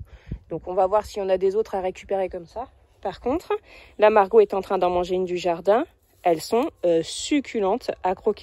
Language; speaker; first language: French; native; French